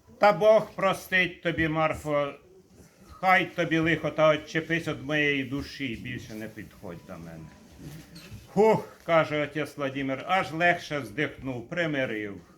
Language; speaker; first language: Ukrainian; native; Ukrainian